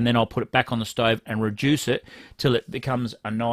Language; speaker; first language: English; native; English